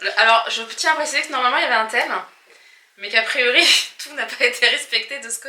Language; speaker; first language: French; native; French